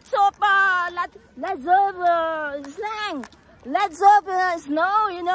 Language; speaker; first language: English; non-native, local second language; Cebuano